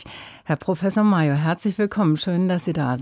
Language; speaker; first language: German; native; German